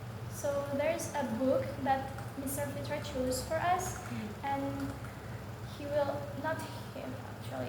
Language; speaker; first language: English; non-native, learner; Indonesian